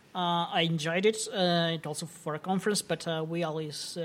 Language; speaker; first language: English; non-native, fluent; Portuguese